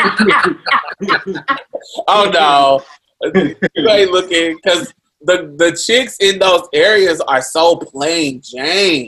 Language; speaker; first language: English; native; English